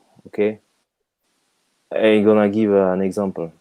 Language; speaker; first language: English; non-native, fluent; French